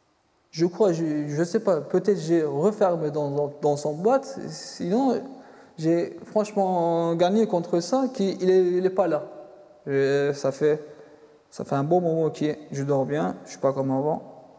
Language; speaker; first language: French; non-native, fluent; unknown